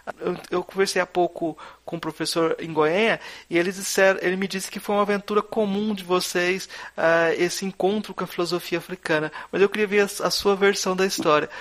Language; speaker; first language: Portuguese; native; Portuguese